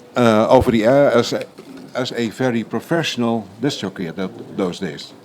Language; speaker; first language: English; non-native, fluent; Dutch